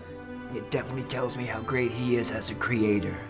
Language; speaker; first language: English; native; English